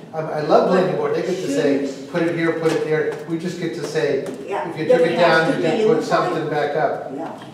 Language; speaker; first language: English; native; English